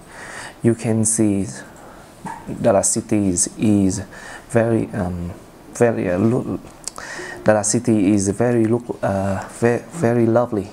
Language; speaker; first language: English; non-native, learner; Vietnamese